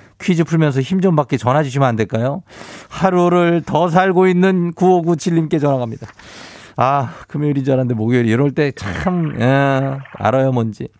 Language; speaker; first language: Korean; native; Korean